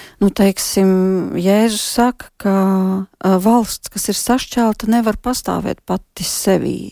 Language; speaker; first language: Latvian; native; Latvian